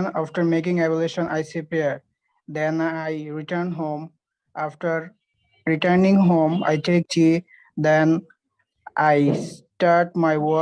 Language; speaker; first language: English; non-native, learner; Bangla